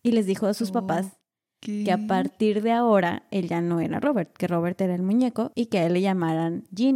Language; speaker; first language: Spanish; native; Spanish